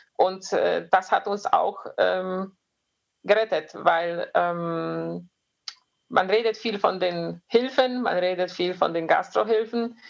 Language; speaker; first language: German; non-native, fluent; Polish